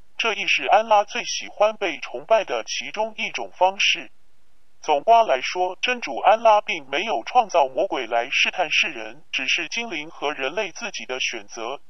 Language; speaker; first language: Chinese; non-native, local second language; Cantonese